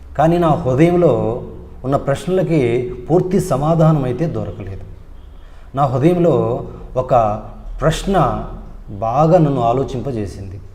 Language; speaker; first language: Telugu; non-native, local second language; Urdu